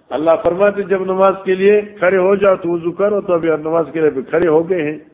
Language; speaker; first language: Urdu; non-native, local second language; Northern Hindko